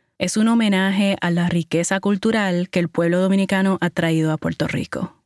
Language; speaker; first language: Spanish; early bilingual, heritage; Spanish